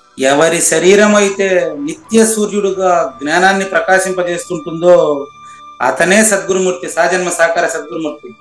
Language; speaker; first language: Telugu; native; Telugu